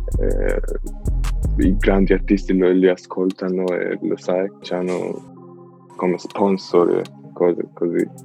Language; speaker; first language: Italian; non-native, learner; Albanian